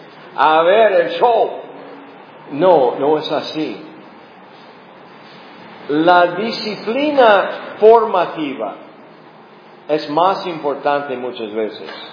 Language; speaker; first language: Spanish; non-native, fluent; English